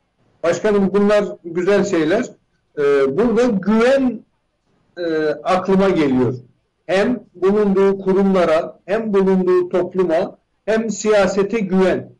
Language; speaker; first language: Turkish; native; Turkish